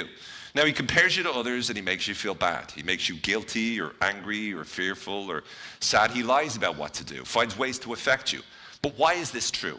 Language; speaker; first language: English; native; English